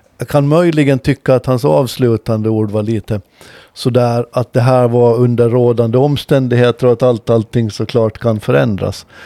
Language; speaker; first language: Swedish; native; Swedish